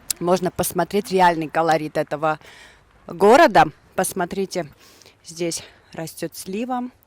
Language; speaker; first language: Russian; non-native, local second language; Armenian